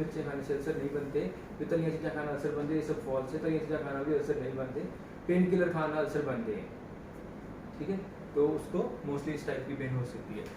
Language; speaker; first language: Hindi; non-native, local second language; Punjabi